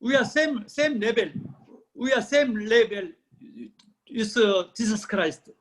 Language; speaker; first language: English; non-native, learner; Korean